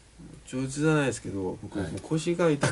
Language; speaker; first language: Japanese; non-native, learner; Korean